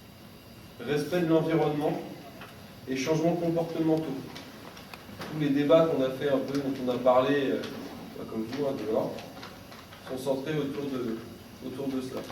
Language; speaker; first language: French; native; French